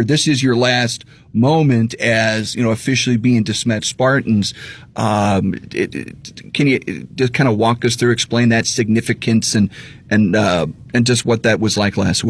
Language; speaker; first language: English; native; English